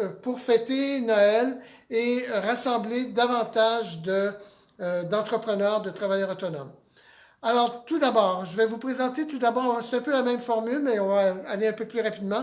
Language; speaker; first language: French; native; French